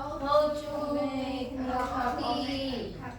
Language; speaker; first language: English; non-native, learner; Indonesian